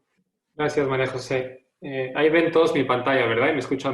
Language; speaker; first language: Spanish; native; Spanish